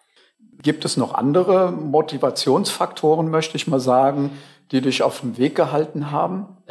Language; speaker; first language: German; native; German